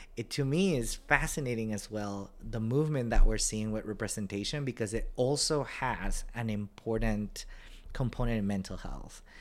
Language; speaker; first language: English; non-native, fluent; Spanish